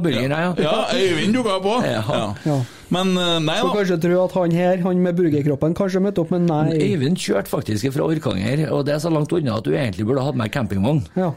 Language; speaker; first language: Norwegian; native; Norwegian